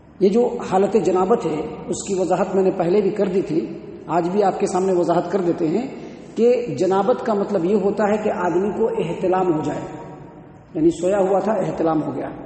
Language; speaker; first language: Urdu; native; Urdu